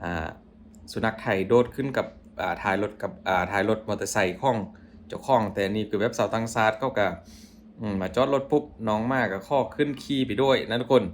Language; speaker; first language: Thai; non-native, local second language; Lao